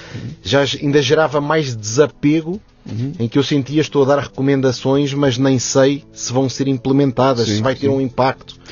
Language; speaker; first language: Portuguese; native; Portuguese